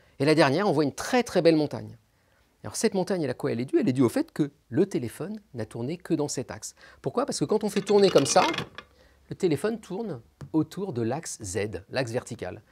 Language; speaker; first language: French; native; French